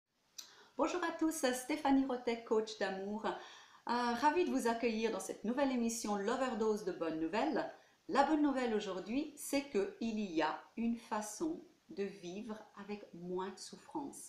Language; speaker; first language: French; native; French